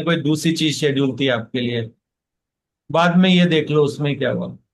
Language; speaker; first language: Hindi; native; Hindi